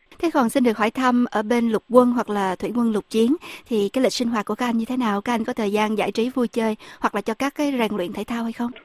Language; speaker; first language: Vietnamese; native; Vietnamese